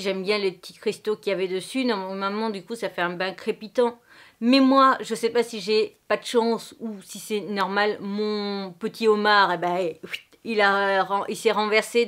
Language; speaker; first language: French; native; French